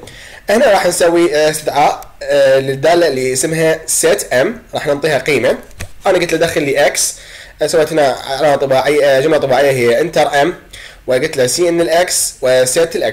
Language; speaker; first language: Arabic; native; Arabic